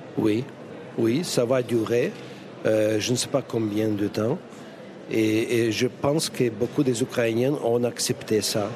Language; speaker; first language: French; non-native, fluent; Russian